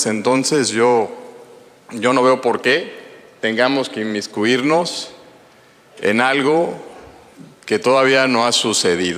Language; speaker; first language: Spanish; native; Spanish